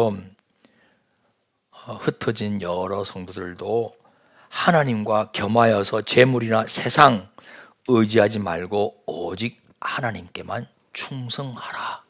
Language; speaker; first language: Korean; native; Korean